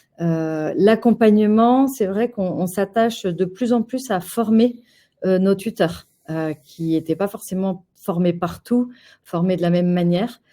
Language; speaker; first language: French; native; French